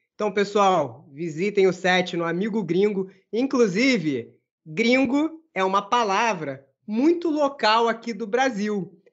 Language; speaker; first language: Portuguese; native; Portuguese